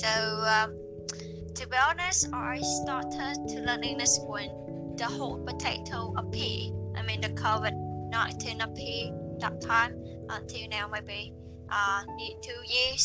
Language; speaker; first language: English; non-native, learner; Vietnamese